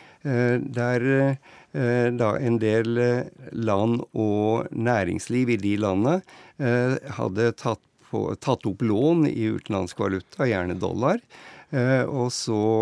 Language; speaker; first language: Norwegian; native; Norwegian